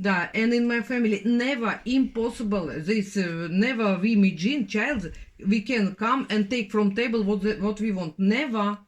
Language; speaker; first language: English; non-native, learner; Russian